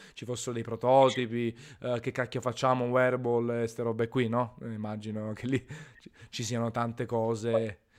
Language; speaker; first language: Italian; native; Italian